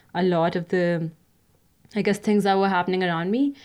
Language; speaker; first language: English; non-native, local second language; Hindi